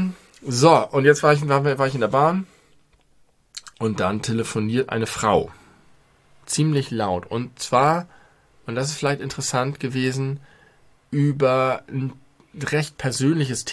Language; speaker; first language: German; native; German